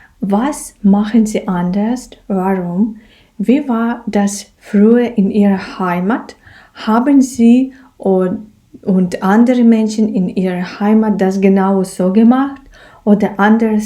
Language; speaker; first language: German; non-native, fluent; Ukrainian